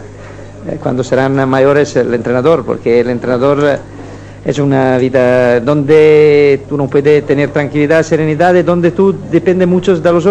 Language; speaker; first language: Spanish; non-native, fluent; Italian